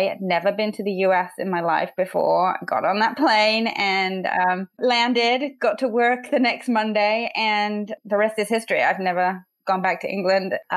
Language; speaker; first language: English; native; English